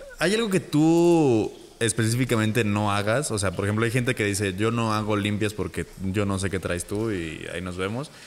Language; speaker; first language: Spanish; native; Spanish